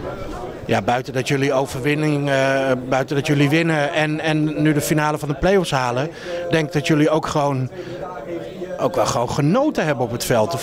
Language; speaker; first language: Dutch; native; Dutch